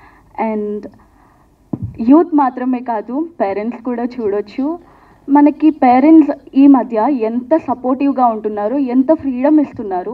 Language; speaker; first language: Telugu; non-native, fluent; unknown